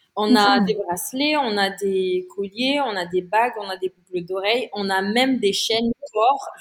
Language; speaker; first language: French; non-native, local second language; Malagasy